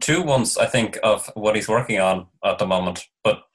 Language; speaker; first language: English; native; English